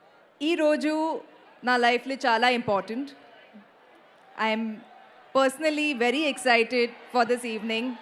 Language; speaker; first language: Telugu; non-native, local second language; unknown